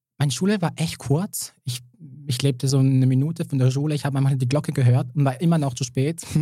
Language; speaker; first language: German; early bilingual, other home language; Serbian